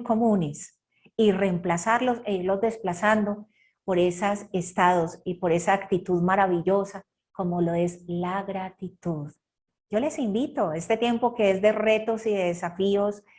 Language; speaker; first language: Spanish; native; Spanish